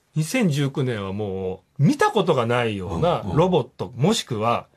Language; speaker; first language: Japanese; native; Japanese